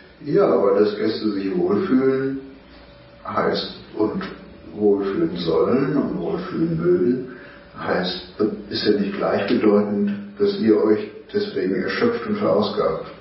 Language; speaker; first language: German; native; German